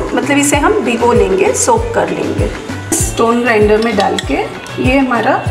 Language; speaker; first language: Hindi; native; Hindi